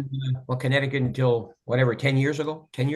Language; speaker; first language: English; native; English